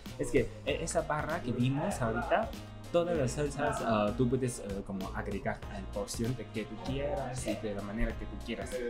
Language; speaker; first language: Spanish; non-native, fluent; Chinese